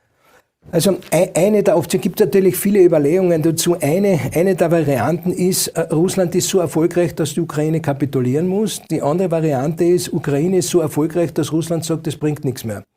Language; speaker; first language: German; native; German